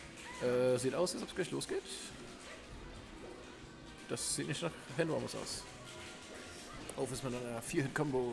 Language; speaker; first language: German; native; German